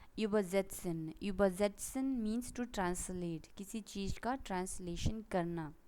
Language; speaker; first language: Hindi; native; Hindi